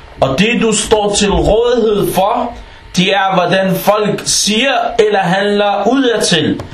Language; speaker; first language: Danish; non-native, fluent; Arabic